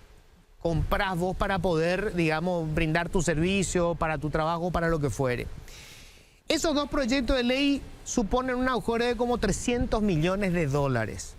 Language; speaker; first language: Spanish; native; Spanish